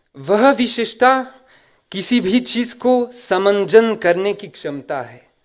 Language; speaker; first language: Hindi; non-native, fluent; French